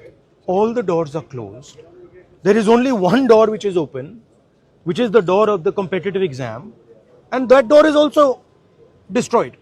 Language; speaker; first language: English; non-native, local second language; Hindi